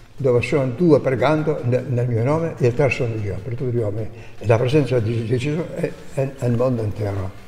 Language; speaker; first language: Italian; non-native, fluent; Albanian